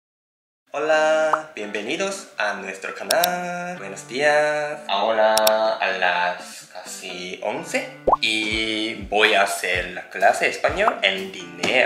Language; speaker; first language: Spanish; non-native, learner; Japanese